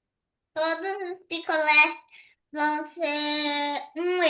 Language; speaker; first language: Portuguese; early bilingual, heritage; Portuguese